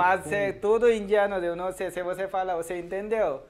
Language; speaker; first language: Portuguese; non-native, learner; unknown